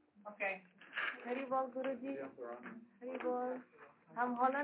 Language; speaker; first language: English; non-native, fluent; Dutch